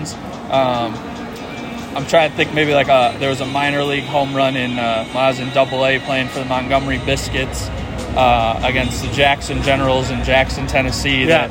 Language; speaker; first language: English; native; English